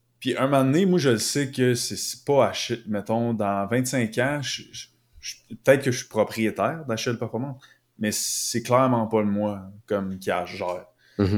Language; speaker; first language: French; native; French